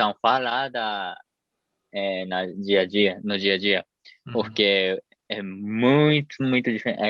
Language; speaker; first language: Portuguese; non-native, fluent; Japanese